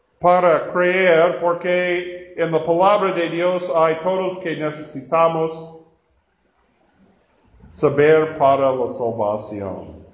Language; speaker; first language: Spanish; non-native, learner; English